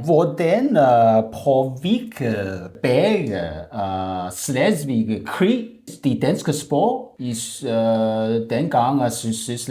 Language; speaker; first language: Danish; non-native, learner; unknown